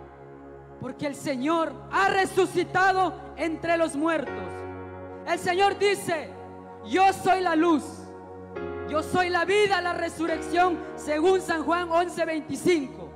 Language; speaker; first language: Spanish; native; Spanish